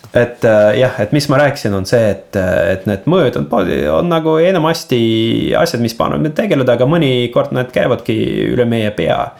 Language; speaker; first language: Estonian; non-native, local second language; Russian